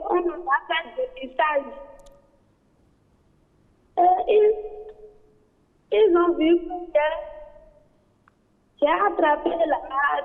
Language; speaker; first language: French; non-native, learner; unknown